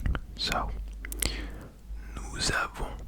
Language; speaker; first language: French; non-native, learner; English